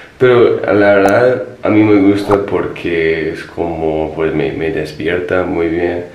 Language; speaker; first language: Spanish; non-native, fluent; English